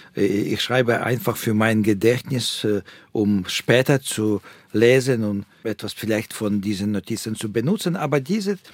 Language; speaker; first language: German; non-native, fluent; Russian